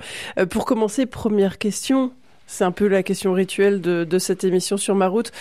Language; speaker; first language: French; native; French